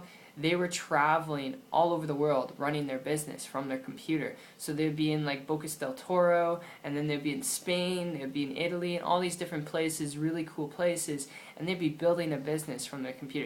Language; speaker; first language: English; native; English